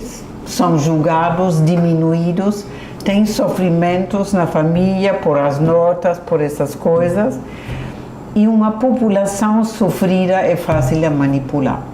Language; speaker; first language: Portuguese; non-native, fluent; German